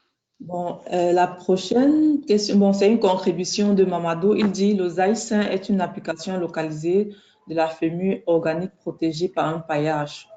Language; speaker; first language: French; native; French